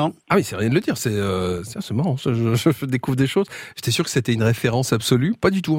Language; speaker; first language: French; native; French